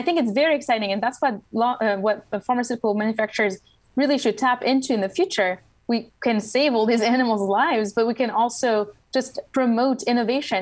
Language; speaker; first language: English; non-native, fluent; French